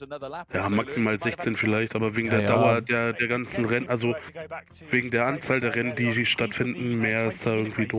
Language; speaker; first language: German; native; German